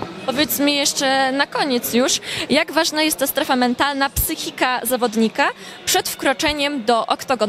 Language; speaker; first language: Polish; native; Polish